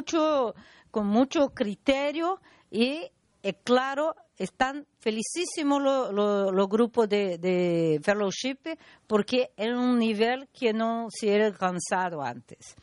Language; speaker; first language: Spanish; non-native, learner; Portuguese